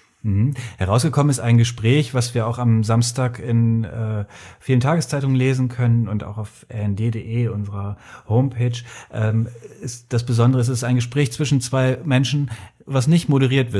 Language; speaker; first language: German; native; German